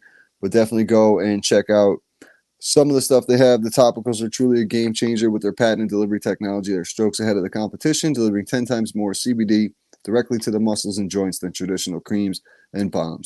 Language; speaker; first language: English; native; English